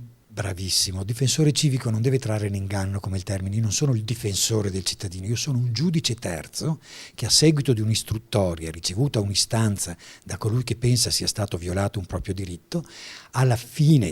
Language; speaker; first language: Italian; native; Italian